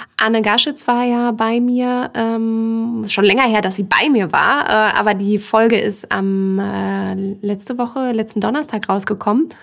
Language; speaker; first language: German; native; German